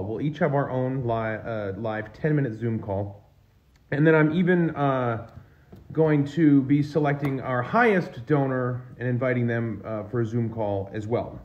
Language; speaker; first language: English; native; English